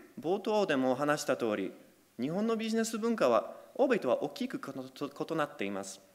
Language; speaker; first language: Japanese; non-native, fluent; Polish